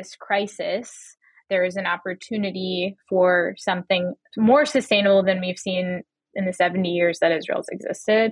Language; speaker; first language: English; native; English